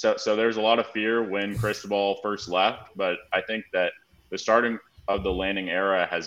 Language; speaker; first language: English; native; English